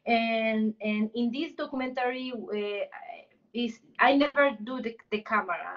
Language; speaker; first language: English; non-native, learner; Spanish